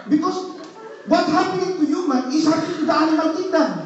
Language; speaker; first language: English; non-native, local second language; Filipino